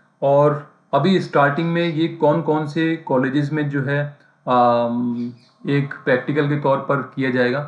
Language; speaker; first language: Hindi; native; Hindi